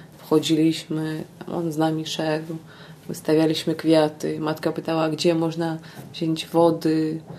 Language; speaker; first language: Polish; non-native, fluent; Russian